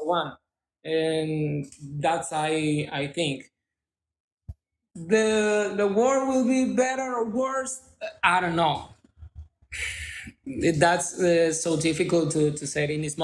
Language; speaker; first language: English; non-native, learner; Spanish